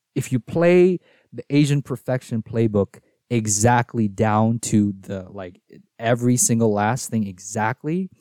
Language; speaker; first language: English; non-native, local second language; Filipino